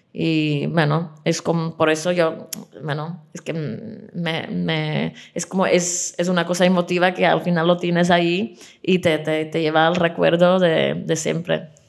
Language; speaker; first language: Spanish; non-native, fluent; Czech